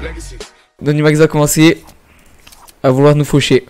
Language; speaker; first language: French; native; French